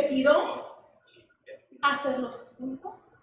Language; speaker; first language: Spanish; non-native, fluent; English